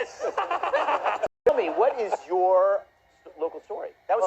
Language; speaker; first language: English; native; English